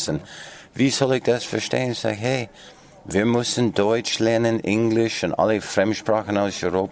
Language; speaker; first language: German; non-native, fluent; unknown